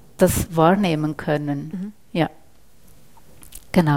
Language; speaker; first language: German; non-native, fluent; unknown